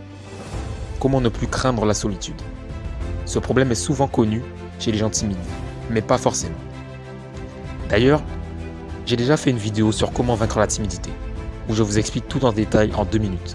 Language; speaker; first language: French; native; French